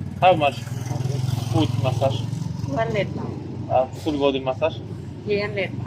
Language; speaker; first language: English; non-native, learner; Polish